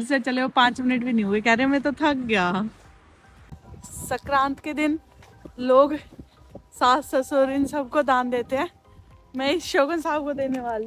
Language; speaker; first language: Hindi; native; Hindi